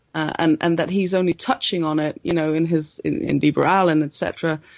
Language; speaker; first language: English; non-native, fluent; Swedish